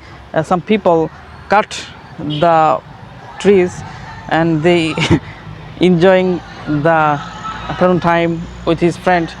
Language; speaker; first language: English; non-native, learner; Bangla